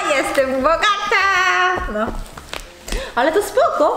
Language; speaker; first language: Polish; non-native, learner; Korean